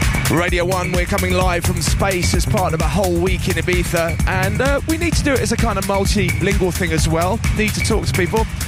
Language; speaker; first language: English; native; English